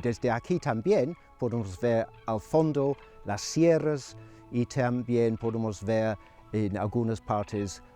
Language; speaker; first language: Spanish; non-native, fluent; English